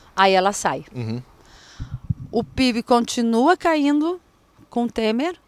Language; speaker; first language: Portuguese; native; Portuguese